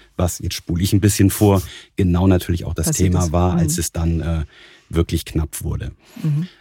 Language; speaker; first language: German; native; German